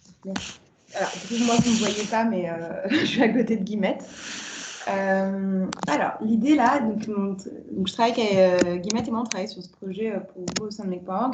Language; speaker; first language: French; native; French